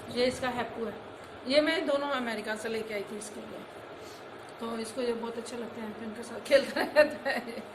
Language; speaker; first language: Hindi; non-native, local second language; Punjabi